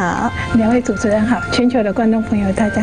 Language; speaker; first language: Chinese; native; Chinese